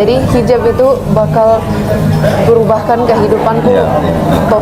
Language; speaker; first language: Indonesian; non-native, fluent; Finnish